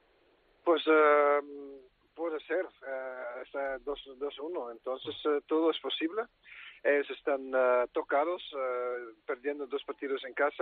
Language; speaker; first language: Spanish; non-native, fluent; Dutch